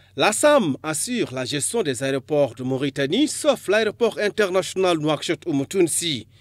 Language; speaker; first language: French; non-native, local second language; Arabic